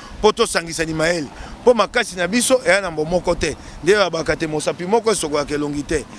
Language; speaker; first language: Lingala; non-native, local second language; Luba-Lulua